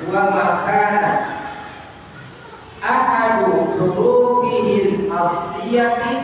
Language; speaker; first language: Arabic; non-native, fluent; Indonesian